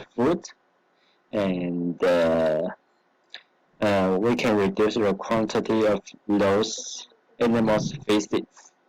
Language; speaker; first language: English; non-native, learner; Chinese